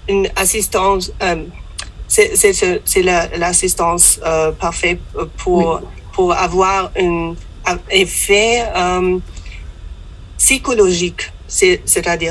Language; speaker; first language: French; non-native, learner; German